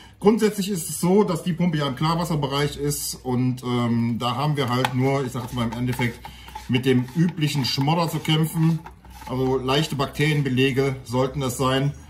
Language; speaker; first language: German; native; German